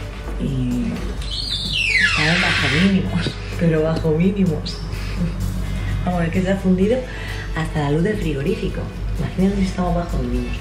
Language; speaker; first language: Spanish; native; Spanish